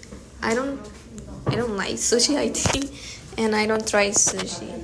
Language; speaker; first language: English; non-native, learner; Spanish